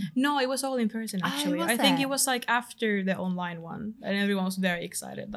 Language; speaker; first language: English; non-native, fluent; Finnish